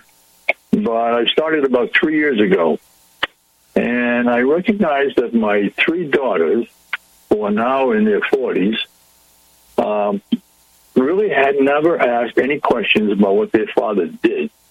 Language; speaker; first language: English; native; English